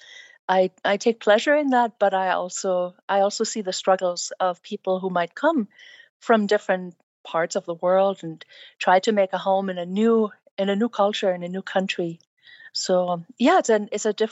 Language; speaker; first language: English; non-native, fluent; German